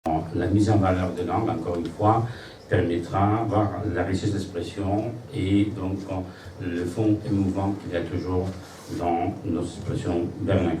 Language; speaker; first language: French; native; French